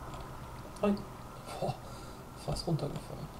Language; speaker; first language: German; native; German